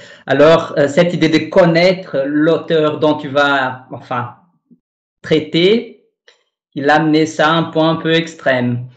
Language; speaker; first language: French; non-native, fluent; Portuguese